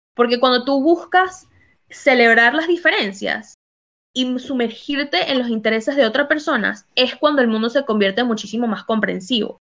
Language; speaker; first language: Spanish; early bilingual, heritage; Spanish